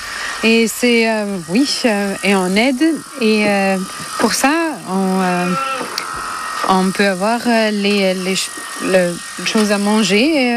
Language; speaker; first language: French; non-native, fluent; German